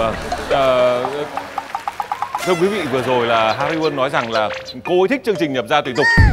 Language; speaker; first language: Vietnamese; native; Vietnamese